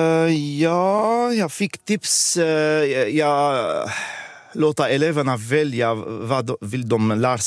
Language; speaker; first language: Swedish; non-native, local second language; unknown